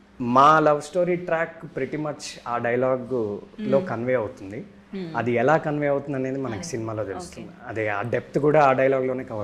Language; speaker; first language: Telugu; native; Telugu